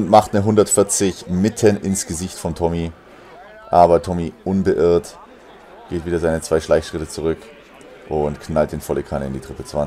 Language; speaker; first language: German; native; German